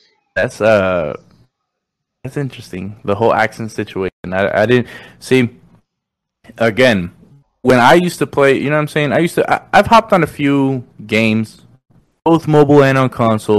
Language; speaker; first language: English; non-native, fluent; Spanish